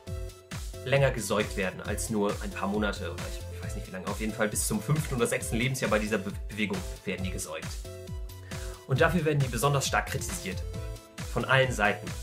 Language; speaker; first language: German; native; German